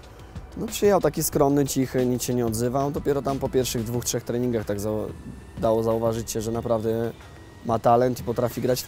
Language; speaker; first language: Polish; native; Polish